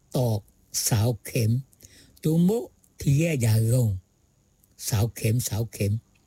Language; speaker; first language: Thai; non-native, local second language; Pattani Malay